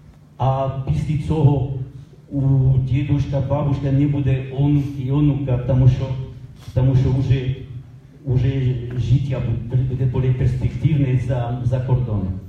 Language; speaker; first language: Ukrainian; non-native, learner; French